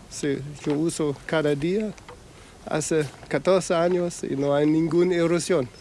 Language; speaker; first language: Spanish; non-native, fluent; German